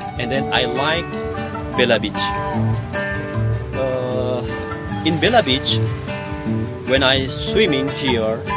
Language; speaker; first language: English; non-native, learner; Indonesian